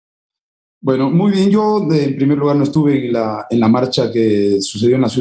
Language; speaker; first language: Spanish; native; Spanish